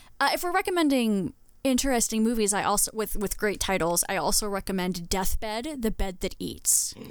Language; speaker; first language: English; native; English